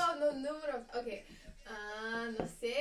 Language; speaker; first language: Spanish; non-native, learner; English